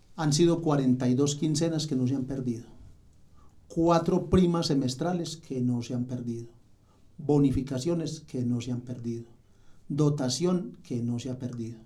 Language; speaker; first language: Spanish; native; Spanish